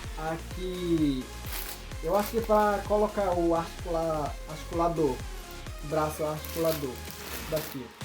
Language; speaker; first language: Portuguese; non-native, local second language; Ticuna